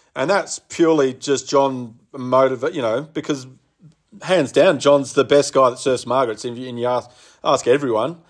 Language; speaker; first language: English; native; English